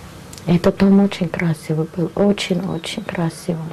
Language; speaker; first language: Russian; non-native, local second language; Armenian